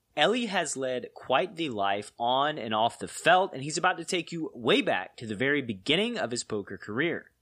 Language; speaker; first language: English; native; English